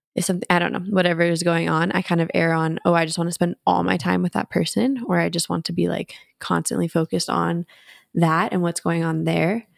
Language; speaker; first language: English; native; English